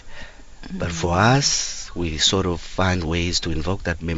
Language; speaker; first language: English; non-native, local second language; Xhosa